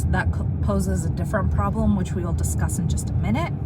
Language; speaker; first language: English; native; English